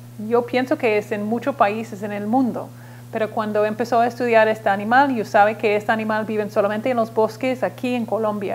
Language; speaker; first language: Spanish; non-native, learner; English